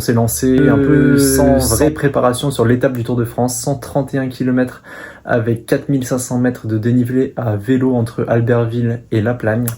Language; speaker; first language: French; native; French